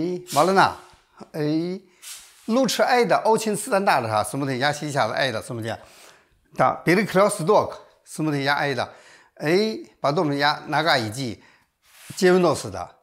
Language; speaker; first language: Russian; non-native, learner; Chinese